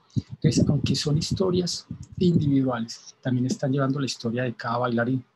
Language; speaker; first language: Spanish; native; Spanish